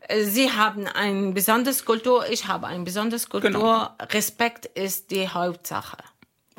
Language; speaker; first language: German; non-native, learner; Arabic